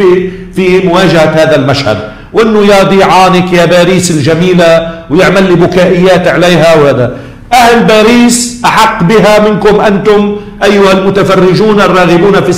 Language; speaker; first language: Arabic; native; Arabic